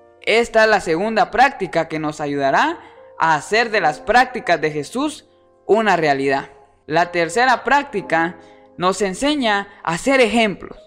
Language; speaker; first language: Spanish; native; Spanish